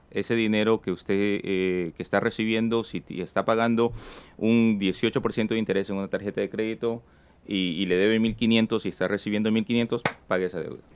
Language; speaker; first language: Spanish; native; Spanish